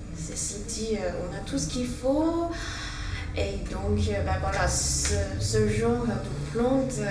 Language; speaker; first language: French; non-native, fluent; Chinese